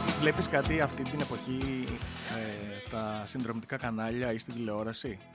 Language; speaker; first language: Greek; native; Greek